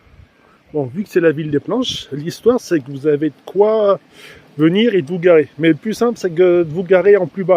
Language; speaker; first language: French; native; French